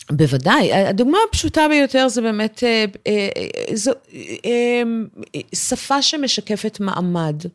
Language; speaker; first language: Hebrew; early bilingual, other home language; Persian